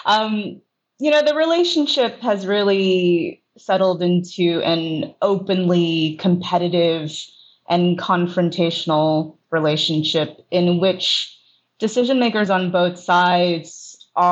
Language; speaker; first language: English; native; English